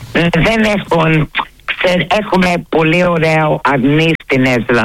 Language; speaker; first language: Greek; early bilingual, heritage; Greek